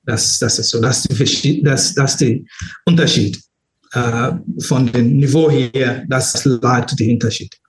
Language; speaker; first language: German; non-native, learner; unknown